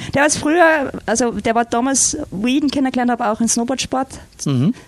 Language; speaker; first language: German; native; German